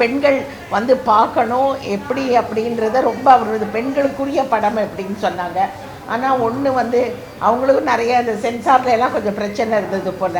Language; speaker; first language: Tamil; native; Tamil